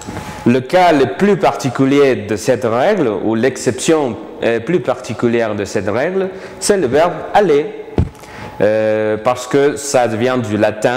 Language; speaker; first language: French; non-native, fluent; Spanish